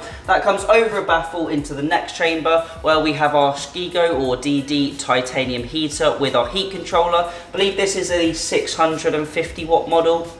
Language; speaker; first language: English; native; English